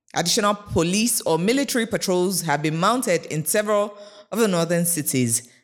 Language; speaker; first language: English; non-native, local second language; Yoruba